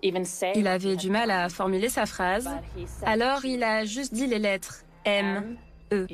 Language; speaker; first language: French; native; French